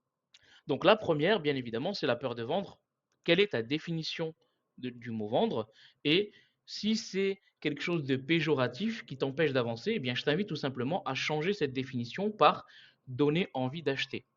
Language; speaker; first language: French; native; French